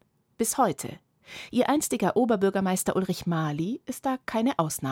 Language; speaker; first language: German; native; German